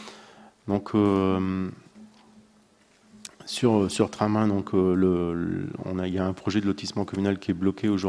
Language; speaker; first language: French; native; French